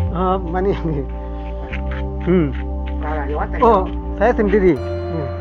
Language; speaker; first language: Indonesian; non-native, learner; Bangla